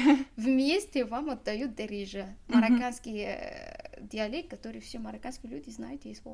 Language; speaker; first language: Russian; non-native, learner; Arabic